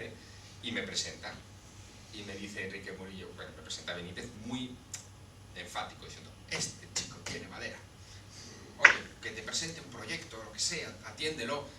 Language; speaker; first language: Spanish; native; Spanish